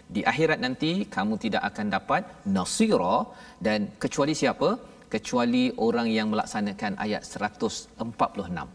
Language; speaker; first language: Malay; native; Malay